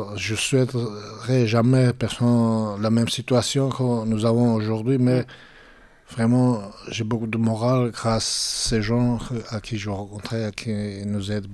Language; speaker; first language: French; non-native, fluent; Georgian